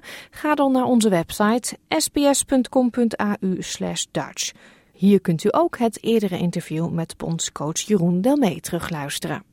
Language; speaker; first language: Dutch; native; Dutch